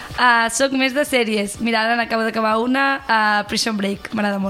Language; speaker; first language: Catalan; native; Catalan